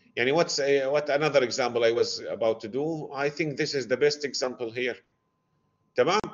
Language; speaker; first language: English; non-native, fluent; Arabic